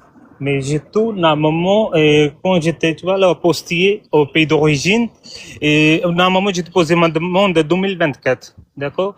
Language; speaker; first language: French; non-native, learner; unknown